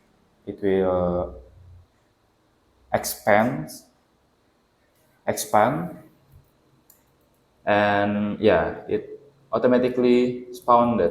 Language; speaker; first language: English; non-native, learner; Indonesian